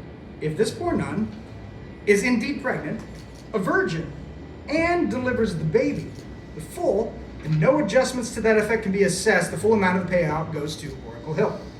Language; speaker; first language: English; native; English